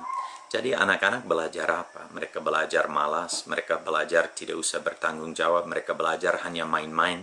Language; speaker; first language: Indonesian; non-native, fluent; English